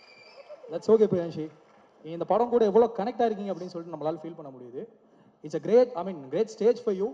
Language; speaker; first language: Tamil; native; Tamil